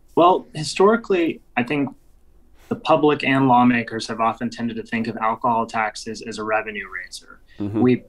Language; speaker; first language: English; native; English